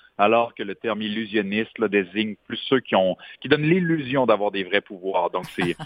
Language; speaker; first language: French; native; French